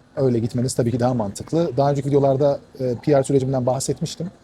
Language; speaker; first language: Turkish; non-native, fluent; Persian